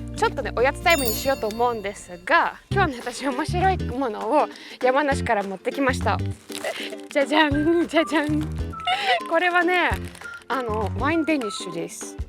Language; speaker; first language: Japanese; non-native, fluent; Russian